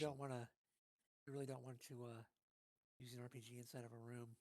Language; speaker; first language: English; native; English